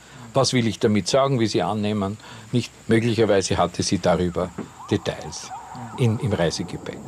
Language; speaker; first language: German; native; German